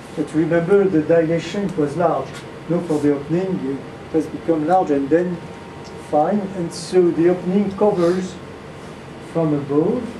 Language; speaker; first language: English; non-native, fluent; French